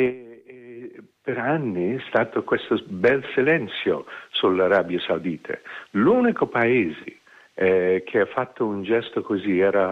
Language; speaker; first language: Italian; non-native, fluent; English